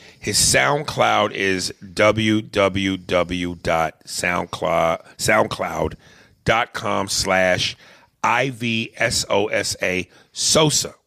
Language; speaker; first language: English; native; English